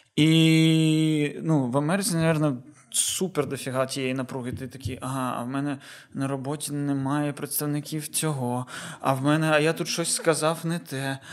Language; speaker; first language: Ukrainian; non-native, local second language; Russian